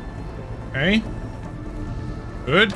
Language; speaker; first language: English; native; English